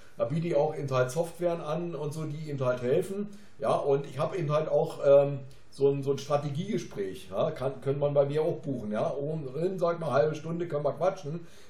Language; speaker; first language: German; native; German